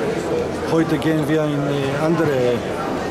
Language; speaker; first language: German; non-native, learner; Greek